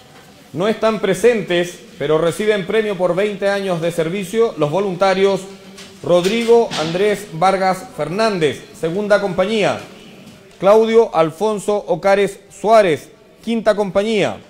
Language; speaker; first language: Spanish; native; Spanish